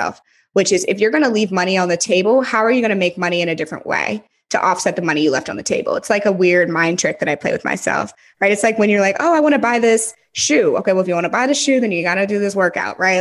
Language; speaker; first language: English; native; English